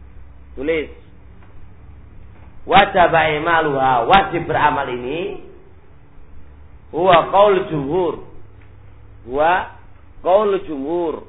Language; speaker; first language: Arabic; non-native, fluent; Indonesian